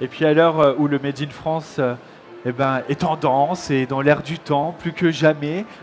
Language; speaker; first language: French; native; French